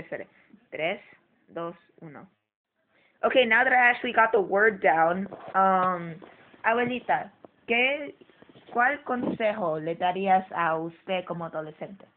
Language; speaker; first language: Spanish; early bilingual, heritage; English